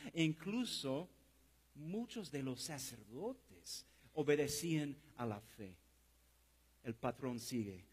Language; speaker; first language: Spanish; non-native, fluent; English